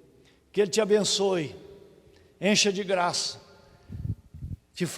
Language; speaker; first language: Portuguese; native; Portuguese